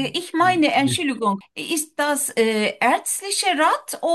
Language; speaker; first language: German; non-native, learner; Turkish